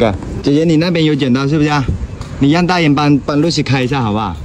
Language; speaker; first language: Chinese; native; Chinese